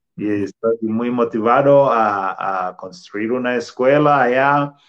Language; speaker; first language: Spanish; non-native, fluent; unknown